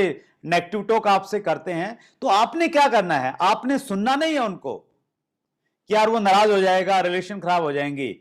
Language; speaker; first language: Hindi; native; Hindi